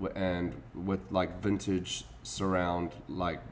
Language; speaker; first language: English; native; English